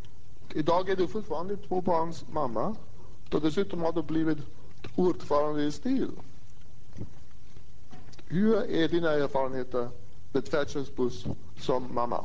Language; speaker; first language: Swedish; native; Swedish